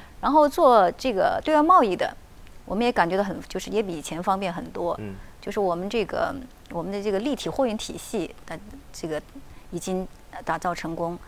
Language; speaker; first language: Chinese; native; Chinese